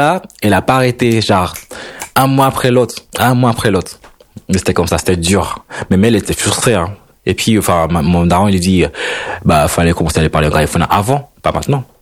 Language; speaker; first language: French; non-native, fluent; Spanish